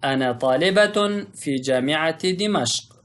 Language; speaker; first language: Arabic; non-native, fluent; Pashto